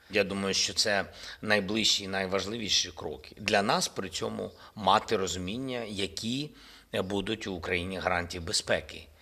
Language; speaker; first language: Ukrainian; non-native, local second language; Russian